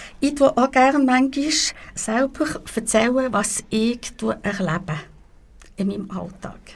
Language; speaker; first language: German; non-native, local second language; French